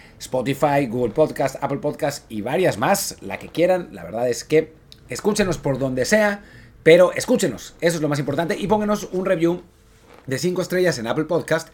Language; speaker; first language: Spanish; native; Spanish